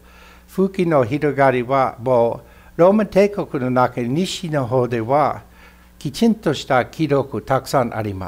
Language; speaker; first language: Japanese; non-native, fluent; English